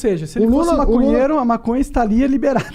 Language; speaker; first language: Portuguese; native; Portuguese